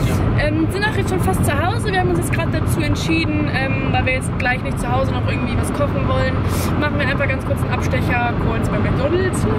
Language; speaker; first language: German; native; German